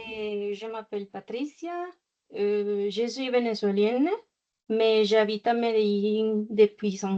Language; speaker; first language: French; non-native, learner; Spanish